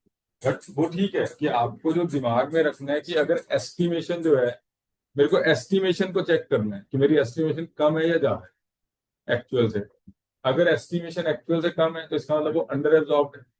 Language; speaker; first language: Hindi; native; Hindi